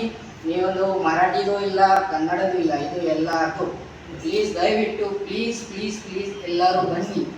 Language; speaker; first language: Kannada; non-native, local second language; Marathi